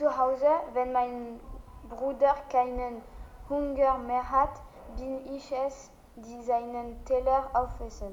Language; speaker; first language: German; non-native, learner; French